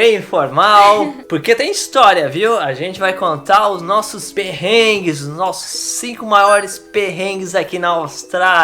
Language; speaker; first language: Portuguese; native; Portuguese